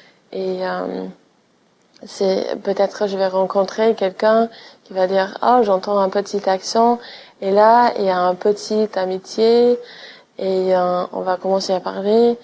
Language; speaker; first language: French; non-native, fluent; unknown